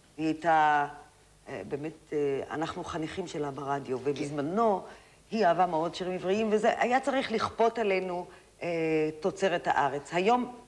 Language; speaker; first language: Hebrew; native; Hebrew